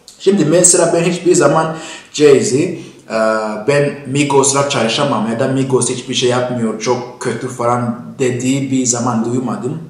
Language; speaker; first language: Turkish; non-native, fluent; Kinyarwanda